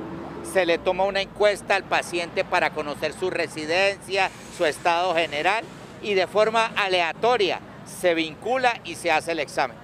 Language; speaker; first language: Spanish; native; Spanish